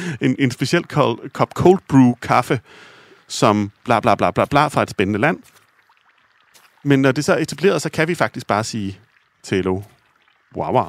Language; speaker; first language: Danish; native; Danish